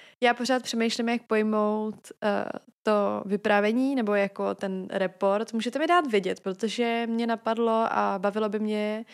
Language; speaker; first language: Czech; native; Czech